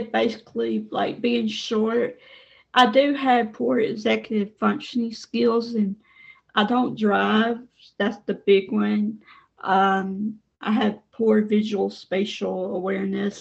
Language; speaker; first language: English; native; English